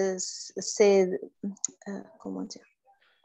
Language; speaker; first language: French; non-native, learner; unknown